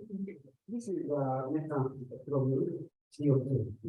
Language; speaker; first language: English; non-native, learner; Indonesian